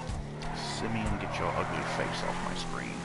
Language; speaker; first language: English; native; English